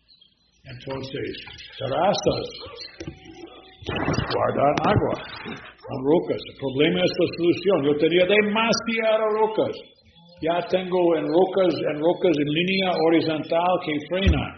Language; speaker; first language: Spanish; non-native, learner; English